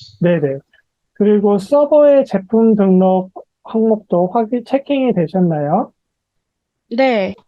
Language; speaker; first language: Korean; native; Korean